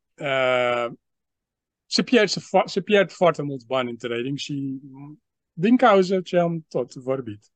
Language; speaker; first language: Romanian; non-native, fluent; Dutch